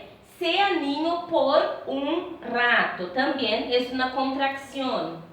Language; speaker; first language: Spanish; non-native, fluent; Portuguese